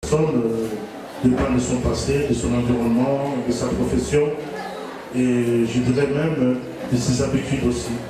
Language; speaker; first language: French; non-native, local second language; Lingala